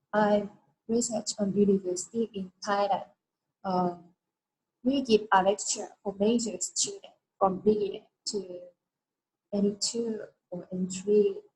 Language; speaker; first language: English; non-native, learner; Japanese